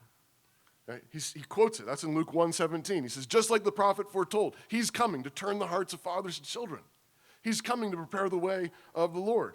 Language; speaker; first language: English; native; English